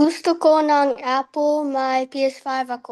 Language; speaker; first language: Filipino; non-native, learner; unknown